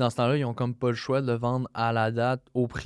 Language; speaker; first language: French; native; French